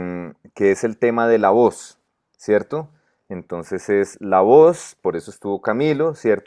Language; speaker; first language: Spanish; native; Spanish